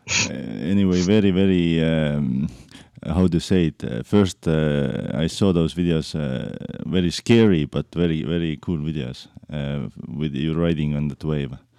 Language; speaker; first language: English; non-native, fluent; Estonian